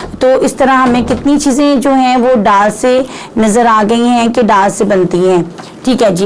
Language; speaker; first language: Urdu; non-native, local second language; Punjabi